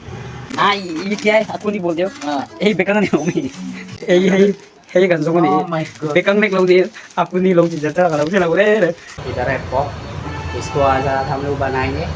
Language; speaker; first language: Hindi; non-native, local second language; Mizo